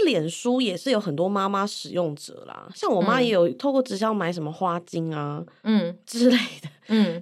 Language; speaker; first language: Chinese; native; Chinese